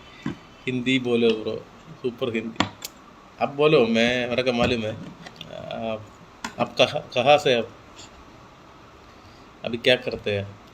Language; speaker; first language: Hindi; non-native, local second language; Malayalam